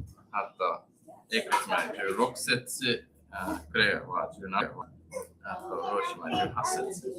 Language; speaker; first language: Japanese; non-native, learner; English